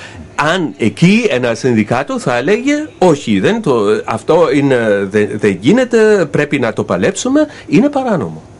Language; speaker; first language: Greek; non-native, fluent; German